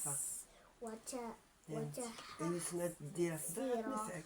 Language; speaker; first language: Arabic; native; Arabic